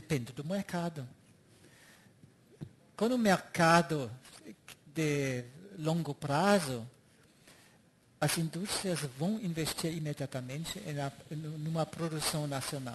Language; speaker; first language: Portuguese; non-native, fluent; German